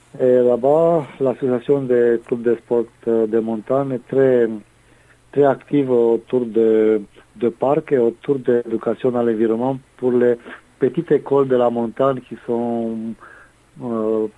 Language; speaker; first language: French; non-native, fluent; Romanian